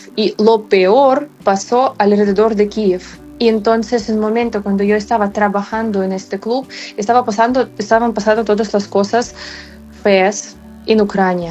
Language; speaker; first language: Spanish; non-native, fluent; Ukrainian